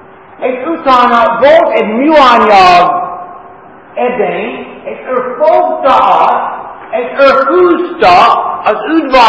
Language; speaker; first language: Hungarian; non-native, fluent; English